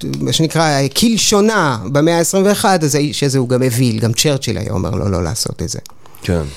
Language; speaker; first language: Hebrew; native; Hebrew